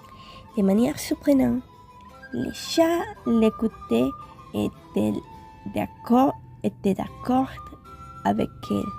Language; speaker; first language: French; non-native, fluent; Spanish